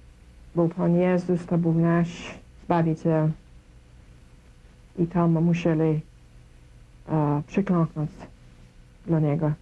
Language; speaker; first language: Polish; early bilingual, heritage; Kashubian